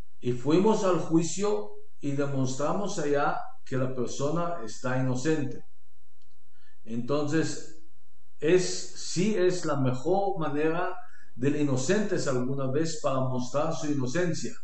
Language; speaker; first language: Spanish; non-native, learner; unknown